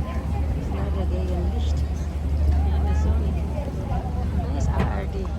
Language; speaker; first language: German; non-native, fluent; Filipino